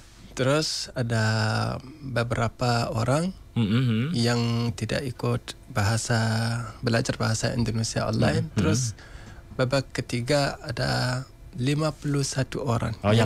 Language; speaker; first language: Indonesian; non-native, learner; Hausa